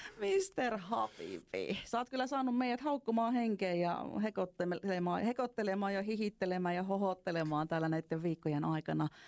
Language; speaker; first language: Finnish; native; Finnish